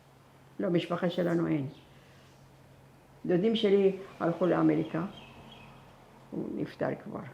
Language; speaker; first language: Hebrew; non-native, fluent; Persian